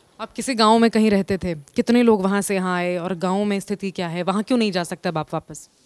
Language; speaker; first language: Hindi; native; Hindi